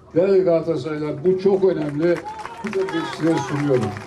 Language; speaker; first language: Turkish; native; Turkish